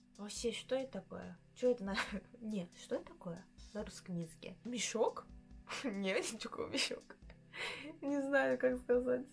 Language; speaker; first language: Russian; native; Russian